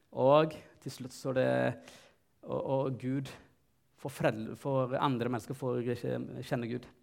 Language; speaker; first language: Norwegian; non-native, fluent; Tigrinya